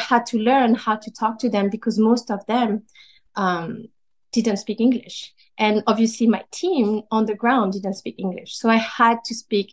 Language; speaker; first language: English; non-native, fluent; French